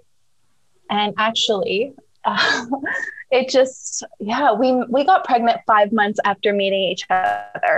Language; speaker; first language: English; native; English